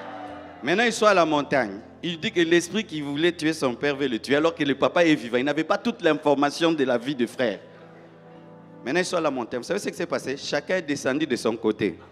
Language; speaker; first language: French; non-native, local second language; Lingala